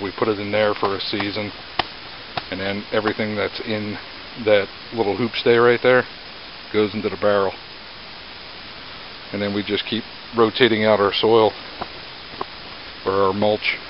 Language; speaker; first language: English; native; English